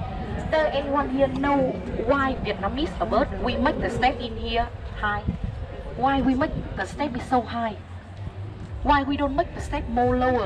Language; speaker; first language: English; non-native, learner; Vietnamese